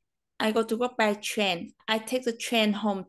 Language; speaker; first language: English; non-native, learner; Vietnamese